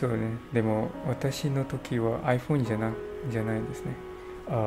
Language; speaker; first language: Japanese; non-native, learner; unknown